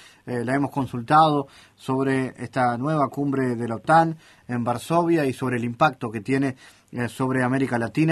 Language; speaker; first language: Spanish; native; Spanish